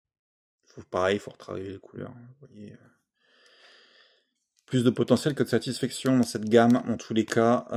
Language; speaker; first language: French; native; French